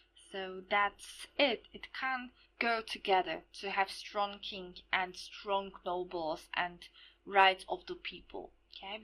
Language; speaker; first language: English; non-native, fluent; Slovak